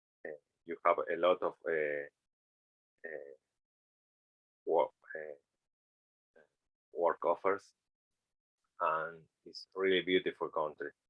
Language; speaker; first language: English; non-native, learner; Spanish